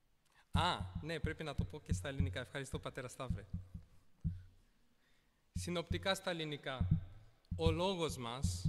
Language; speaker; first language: Greek; early bilingual, heritage; Greek